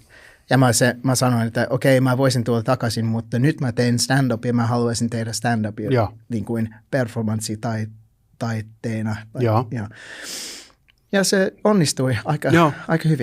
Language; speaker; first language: Finnish; non-native, learner; English